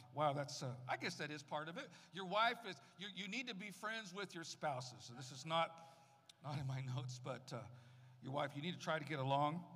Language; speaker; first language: English; native; English